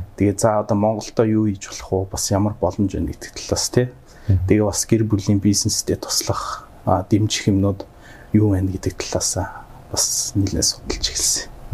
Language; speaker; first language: Mongolian; early bilingual, heritage; Mongolian